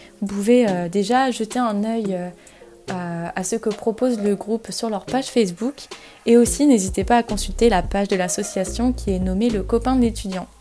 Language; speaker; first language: French; native; French